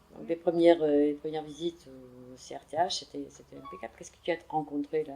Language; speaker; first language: French; native; French